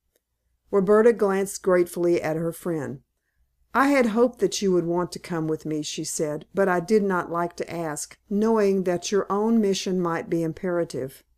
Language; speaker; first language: English; native; English